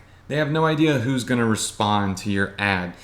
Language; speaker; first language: English; native; English